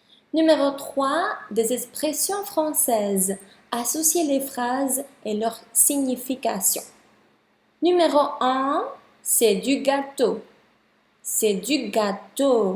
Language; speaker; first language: French; non-native, fluent; Spanish